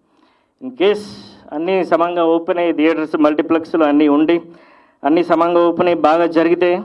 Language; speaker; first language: Telugu; native; Telugu